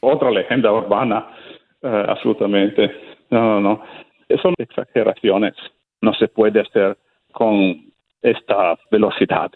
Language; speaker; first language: Spanish; non-native, fluent; Italian